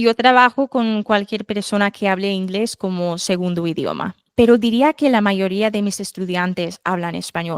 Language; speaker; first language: Spanish; non-native, fluent; English